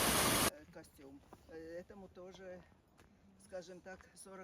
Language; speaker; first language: Russian; native; Russian